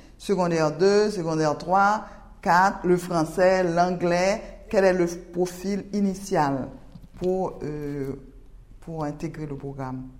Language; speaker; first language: French; non-native, local second language; Haitian Creole